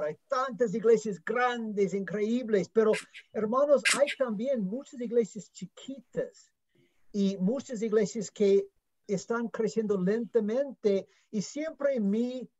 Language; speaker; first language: Spanish; non-native, fluent; English